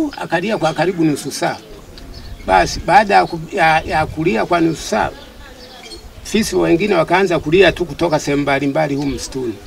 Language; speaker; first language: Swahili; non-native, local second language; Sukuma